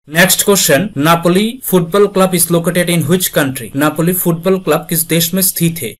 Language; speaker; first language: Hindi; non-native, local second language; Bangla